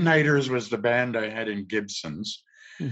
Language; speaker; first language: English; native; English